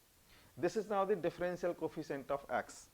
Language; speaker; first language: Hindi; native; Hindi